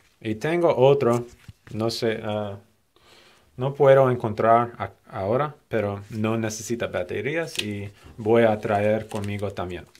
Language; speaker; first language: Spanish; non-native, learner; English